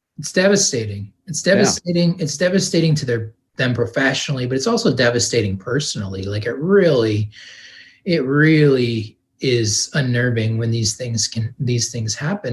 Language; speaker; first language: English; native; English